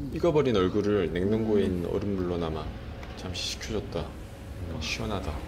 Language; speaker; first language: Korean; native; Korean